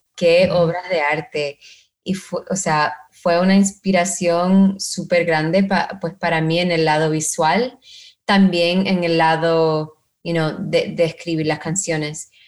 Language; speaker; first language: Spanish; early bilingual, heritage; Spanish